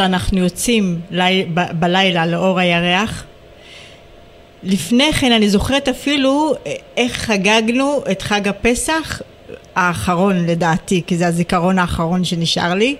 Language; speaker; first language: Hebrew; early bilingual, other home language; Amharic